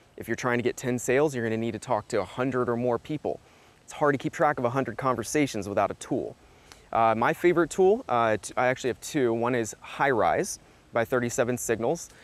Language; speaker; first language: English; native; English